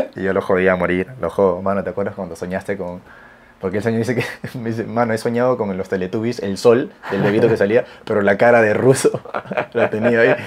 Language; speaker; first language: Spanish; native; Spanish